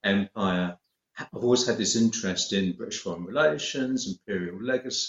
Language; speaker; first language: English; native; English